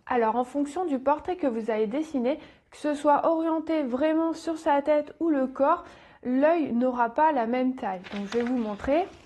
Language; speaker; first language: French; native; French